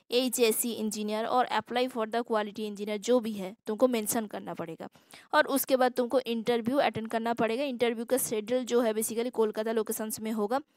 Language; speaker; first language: Hindi; non-native, local second language; Assamese